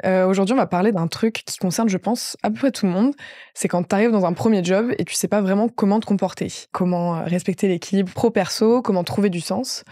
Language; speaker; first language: French; native; French